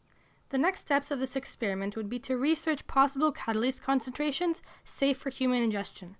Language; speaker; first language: English; native; English